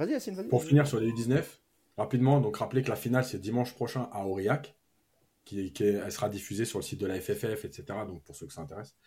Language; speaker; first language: French; native; French